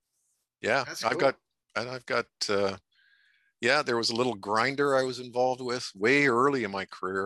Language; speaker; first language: English; native; English